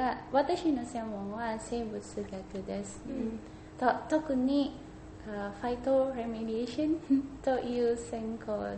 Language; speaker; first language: Japanese; non-native, learner; Indonesian